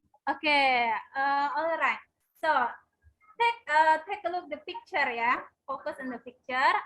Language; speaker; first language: English; non-native, learner; Indonesian